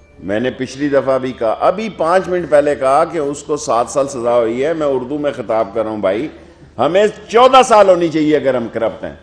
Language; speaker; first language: Urdu; non-native, local second language; Punjabi